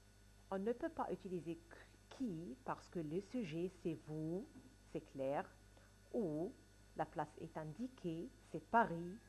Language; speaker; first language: French; non-native, fluent; Arabic